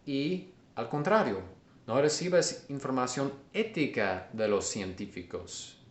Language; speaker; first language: Spanish; non-native, learner; English